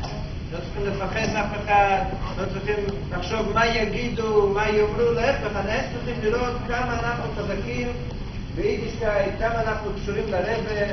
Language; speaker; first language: Hebrew; non-native, fluent; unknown